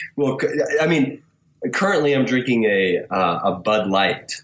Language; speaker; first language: English; native; English